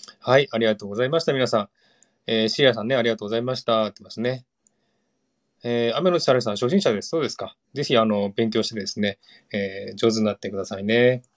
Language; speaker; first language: Japanese; non-native, fluent; Korean